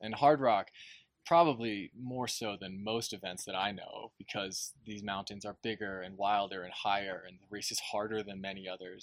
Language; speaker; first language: English; native; English